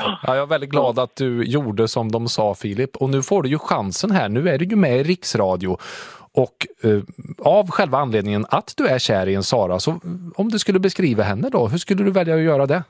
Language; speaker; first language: Swedish; native; Swedish